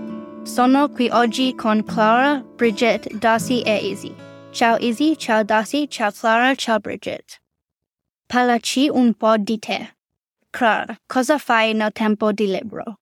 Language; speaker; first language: Italian; non-native, learner; English